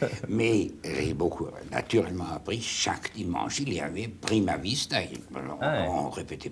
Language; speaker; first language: French; non-native, fluent; German